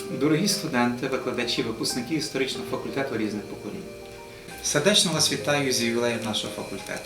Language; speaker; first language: Ukrainian; native; Ukrainian